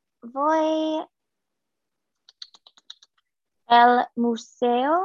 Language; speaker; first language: Spanish; non-native, learner; English